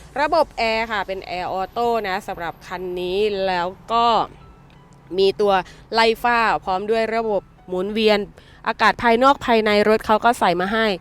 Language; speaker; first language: Thai; native; Thai